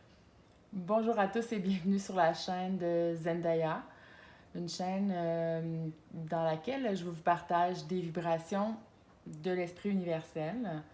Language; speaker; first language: French; native; French